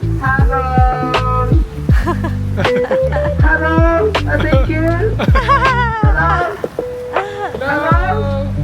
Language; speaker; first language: English; non-native, learner; Japanese